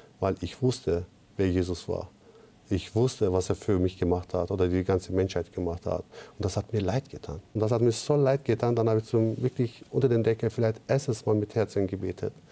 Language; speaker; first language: German; non-native, fluent; Turkish